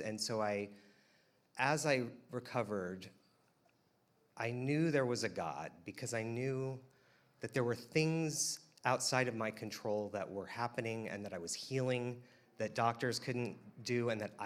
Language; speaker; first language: English; native; English